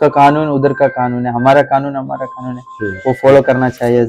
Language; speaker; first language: Hindi; non-native, local second language; Malayalam